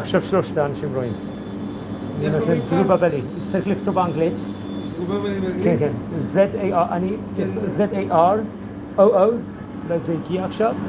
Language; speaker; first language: Hebrew; non-native, learner; English